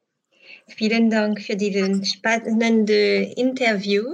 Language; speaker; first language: German; non-native, learner; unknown